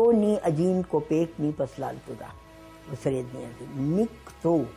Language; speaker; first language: Russian; non-native, fluent; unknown